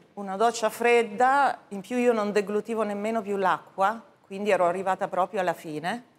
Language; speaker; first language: Italian; native; Italian